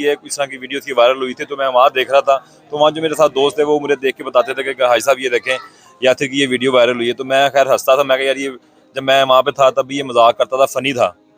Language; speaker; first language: Urdu; native; Urdu